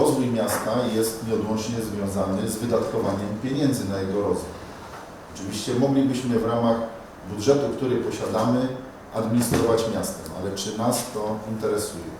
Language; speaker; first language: Polish; native; Polish